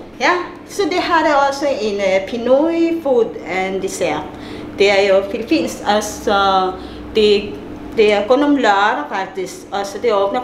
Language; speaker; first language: Danish; non-native, learner; Filipino